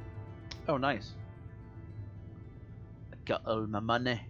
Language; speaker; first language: English; native; English